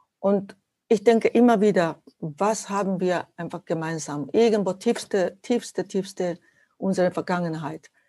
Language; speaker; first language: German; non-native, fluent; Japanese